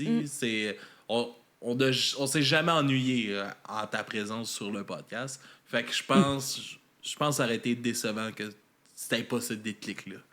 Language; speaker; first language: French; native; French